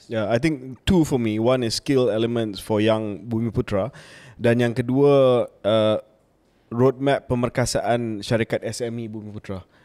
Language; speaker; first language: Malay; native; Malay